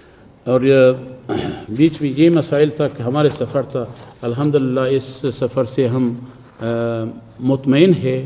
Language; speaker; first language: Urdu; non-native, fluent; Persian